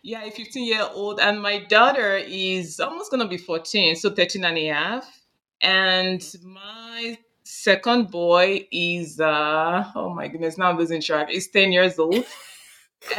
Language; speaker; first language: English; non-native, local second language; Yoruba